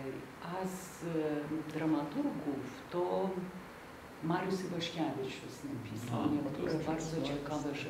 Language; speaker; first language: Polish; non-native, fluent; Lithuanian